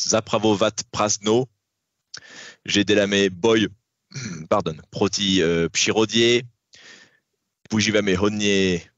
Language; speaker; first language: Czech; non-native, learner; French